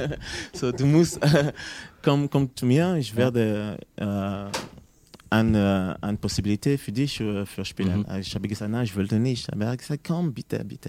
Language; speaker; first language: German; non-native, learner; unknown